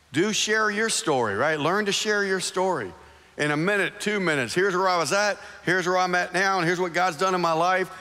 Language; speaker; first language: English; native; English